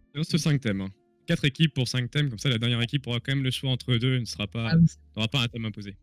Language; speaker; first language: French; native; French